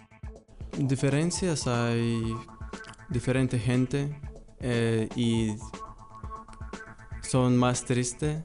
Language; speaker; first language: Spanish; non-native, learner; Lithuanian